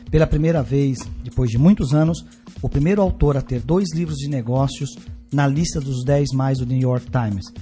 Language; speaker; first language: Portuguese; native; Portuguese